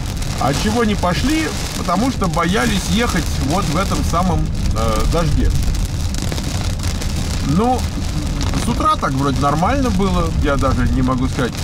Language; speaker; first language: Russian; native; Russian